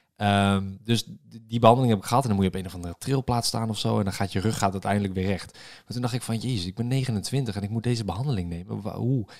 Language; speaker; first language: Dutch; native; Dutch